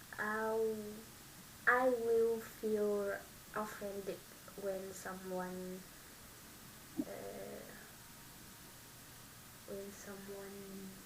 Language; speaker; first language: English; non-native, learner; Vietnamese